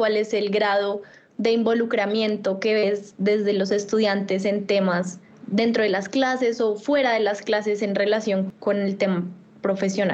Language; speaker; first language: Spanish; native; Spanish